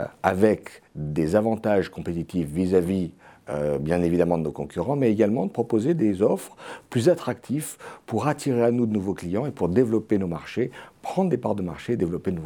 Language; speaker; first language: French; native; French